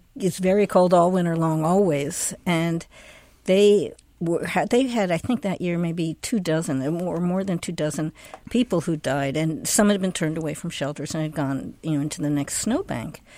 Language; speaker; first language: English; native; English